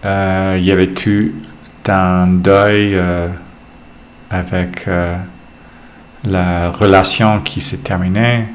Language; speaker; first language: French; non-native, fluent; English